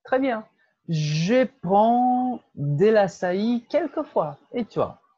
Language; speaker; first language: French; non-native, fluent; Portuguese